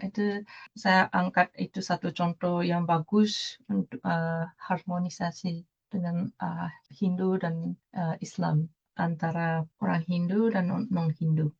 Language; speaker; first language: Indonesian; non-native, fluent; Japanese